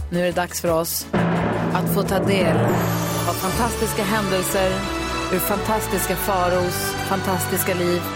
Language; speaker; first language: Swedish; native; Swedish